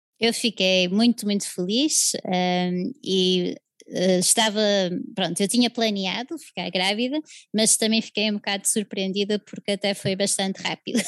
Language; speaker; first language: Portuguese; early bilingual, other home language; English